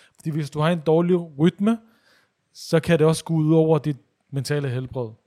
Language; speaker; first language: Danish; early bilingual, other home language; Urdu